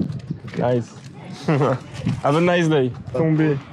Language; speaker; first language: English; non-native, learner; French